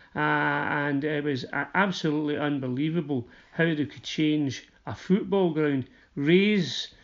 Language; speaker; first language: English; native; English